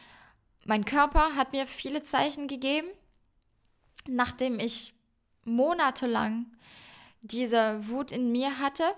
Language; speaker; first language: German; non-native, fluent; French